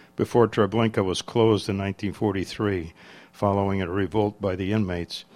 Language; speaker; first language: English; early bilingual, other home language; Czech